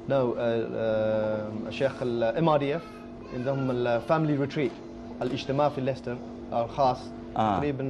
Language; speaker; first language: Arabic; non-native, learner; English